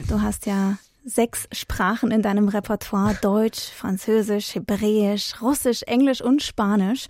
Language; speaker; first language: German; native; German